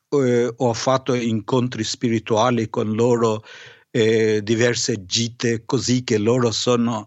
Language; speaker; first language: Italian; non-native, fluent; Albanian